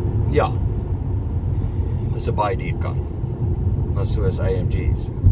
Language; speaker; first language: Afrikaans; native; Afrikaans